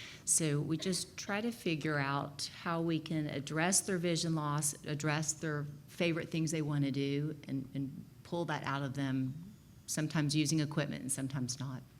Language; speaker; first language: English; native; English